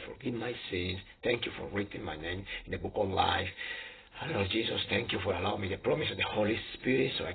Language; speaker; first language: English; non-native, fluent; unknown